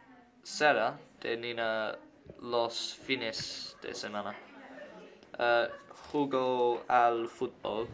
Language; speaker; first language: Spanish; non-native, learner; English